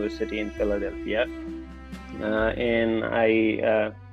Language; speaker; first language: English; non-native, local second language; Nepali